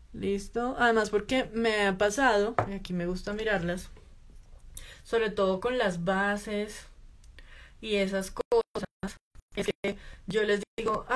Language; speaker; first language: Spanish; native; Spanish